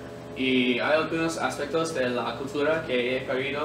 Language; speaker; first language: Spanish; non-native, learner; English